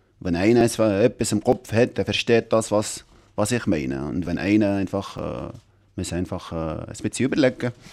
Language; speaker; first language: German; non-native, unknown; Arabic